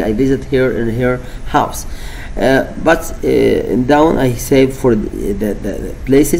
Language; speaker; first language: English; non-native, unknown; Arabic